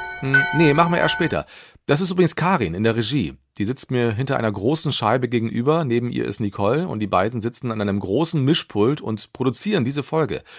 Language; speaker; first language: German; native; German